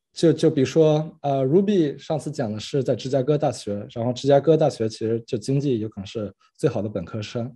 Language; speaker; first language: Chinese; early bilingual, other home language; French